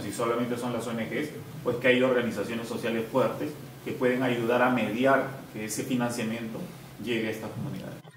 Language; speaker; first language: Spanish; native; Spanish